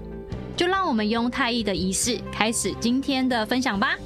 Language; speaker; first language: Chinese; native; Chinese